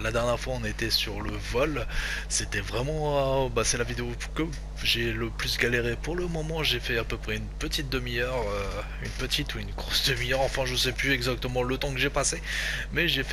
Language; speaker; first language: French; native; French